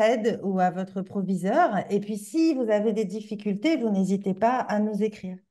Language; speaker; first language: French; native; French